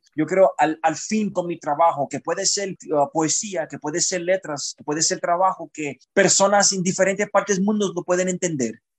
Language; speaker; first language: Spanish; early bilingual, heritage; Spanish